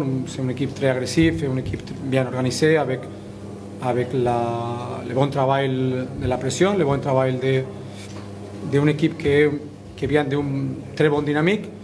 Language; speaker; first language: French; non-native, learner; Spanish